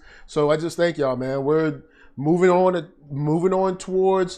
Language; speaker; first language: English; native; English